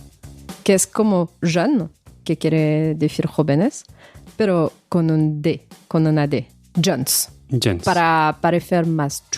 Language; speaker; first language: Spanish; non-native, fluent; French